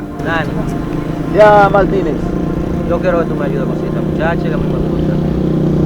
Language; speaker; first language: Spanish; non-native, learner; Haitian Creole